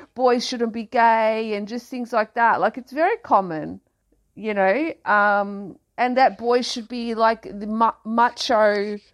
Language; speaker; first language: English; early bilingual, other home language; Greek